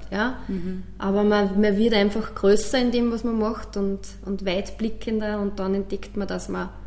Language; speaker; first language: German; native; German